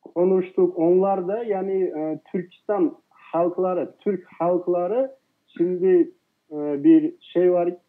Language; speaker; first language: Turkish; non-native, fluent; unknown